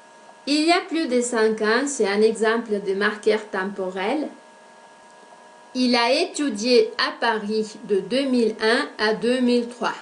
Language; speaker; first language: French; non-native, fluent; Spanish